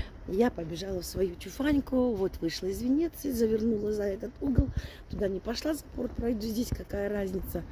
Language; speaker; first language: Russian; native; Russian